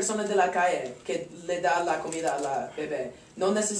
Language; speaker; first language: Spanish; non-native, learner; English